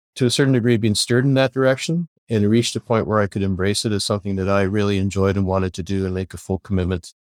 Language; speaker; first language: English; native; English